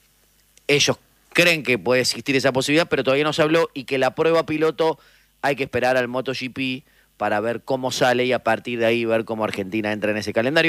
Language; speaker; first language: Spanish; native; Spanish